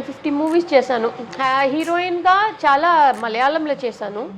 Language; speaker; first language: Telugu; non-native, local second language; Tamil